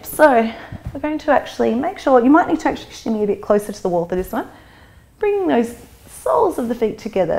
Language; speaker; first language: English; native; English